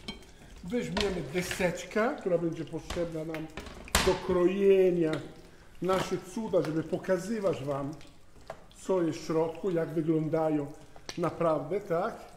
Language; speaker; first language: Polish; non-native, fluent; Italian